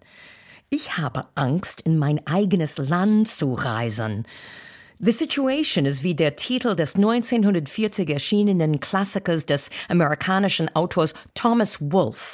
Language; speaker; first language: German; non-native, fluent; English